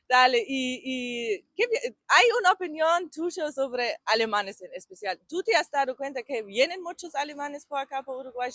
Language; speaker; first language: Spanish; non-native, learner; German